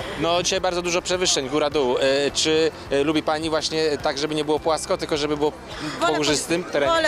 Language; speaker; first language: Polish; native; Polish